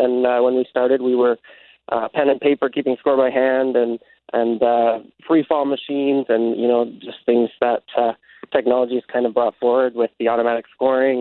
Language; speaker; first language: English; native; English